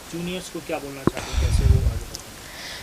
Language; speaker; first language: Hindi; native; Hindi